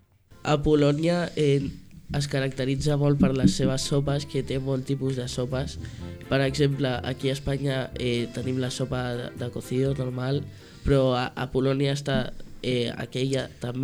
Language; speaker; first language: Catalan; early bilingual, heritage; Catalan